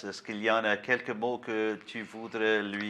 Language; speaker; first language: French; non-native, learner; English